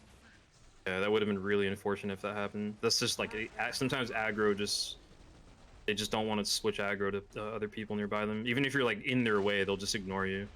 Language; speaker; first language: English; native; English